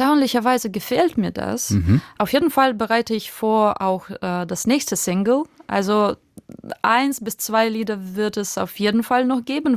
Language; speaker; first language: German; non-native, fluent; Russian